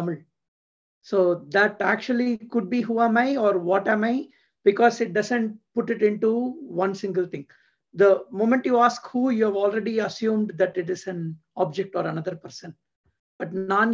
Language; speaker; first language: English; non-native, local second language; Tamil